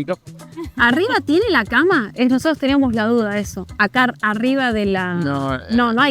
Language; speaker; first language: Spanish; native; Spanish